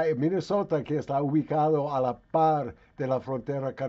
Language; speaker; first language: Spanish; non-native, fluent; English